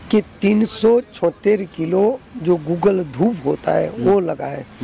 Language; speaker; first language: Hindi; non-native, local second language; Gujarati